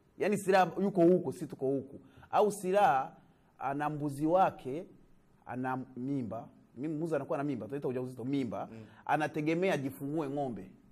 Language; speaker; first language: Swahili; native; Swahili